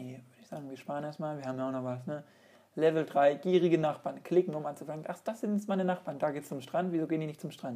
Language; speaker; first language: German; native; German